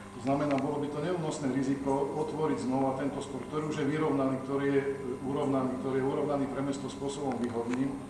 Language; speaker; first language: Slovak; native; Slovak